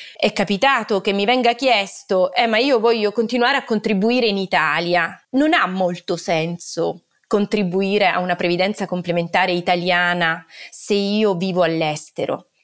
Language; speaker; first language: Italian; native; Italian